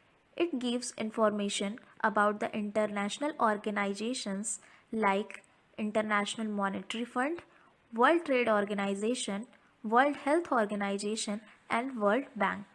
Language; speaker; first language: English; non-native, local second language; Hindi